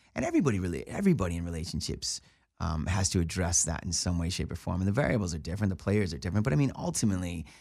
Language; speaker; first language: English; native; English